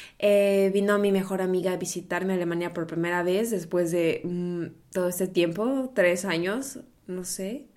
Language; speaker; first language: Spanish; native; Spanish